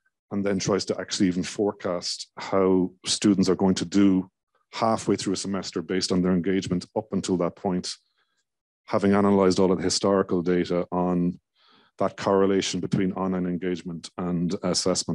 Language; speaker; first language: English; native; English